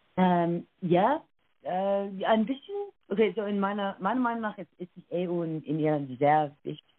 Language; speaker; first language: German; early bilingual, heritage; English